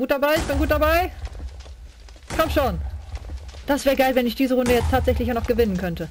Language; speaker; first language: German; native; German